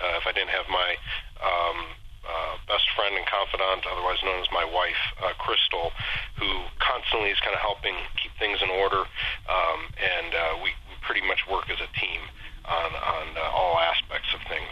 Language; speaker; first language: English; native; English